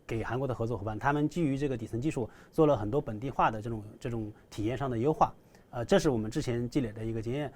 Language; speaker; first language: Chinese; native; Chinese